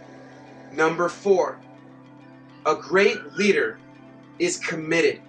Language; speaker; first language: English; native; English